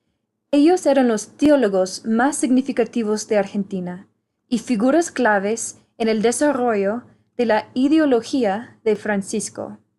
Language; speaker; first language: Spanish; non-native, fluent; English